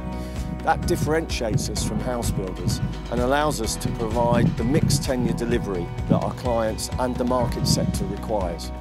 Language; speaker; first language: English; native; English